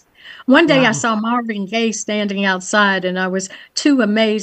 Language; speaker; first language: English; native; English